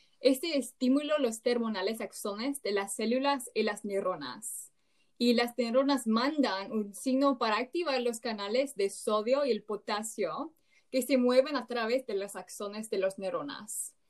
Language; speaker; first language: Spanish; non-native, learner; English